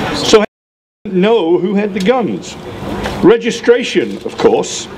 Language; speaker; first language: English; native; English